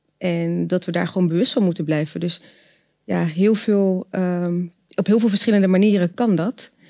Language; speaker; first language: Dutch; native; Dutch